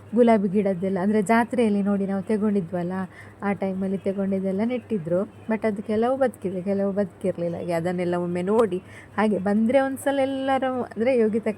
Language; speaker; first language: Kannada; native; Kannada